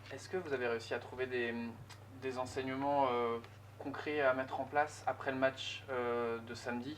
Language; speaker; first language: French; native; French